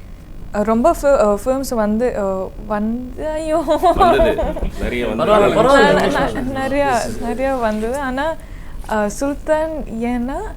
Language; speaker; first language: Tamil; non-native, learner; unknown